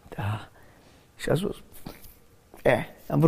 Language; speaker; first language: Romanian; non-native, learner; English